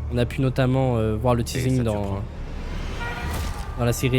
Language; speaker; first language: French; native; French